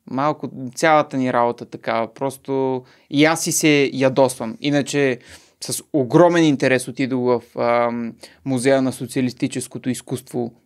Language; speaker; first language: Bulgarian; native; Bulgarian